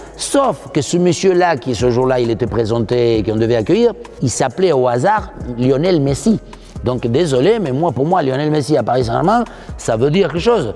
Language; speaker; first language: French; non-native, fluent; Spanish